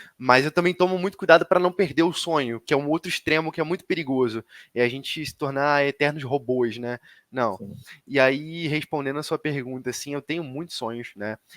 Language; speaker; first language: Portuguese; native; Portuguese